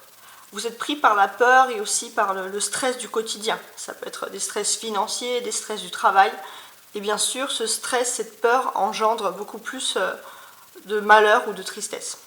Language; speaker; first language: French; native; French